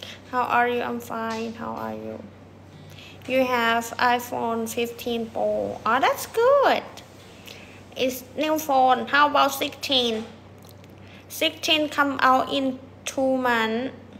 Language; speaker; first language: English; non-native, learner; Thai